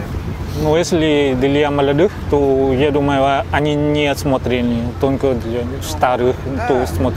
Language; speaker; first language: Russian; non-native, learner; Vietnamese